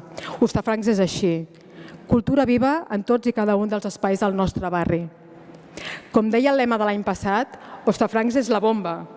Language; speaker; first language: Catalan; native; Catalan